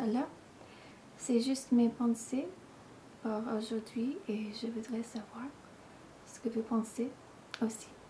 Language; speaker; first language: French; non-native, learner; English